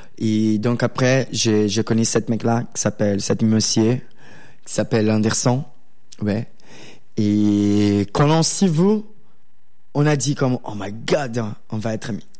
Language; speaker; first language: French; non-native, learner; Portuguese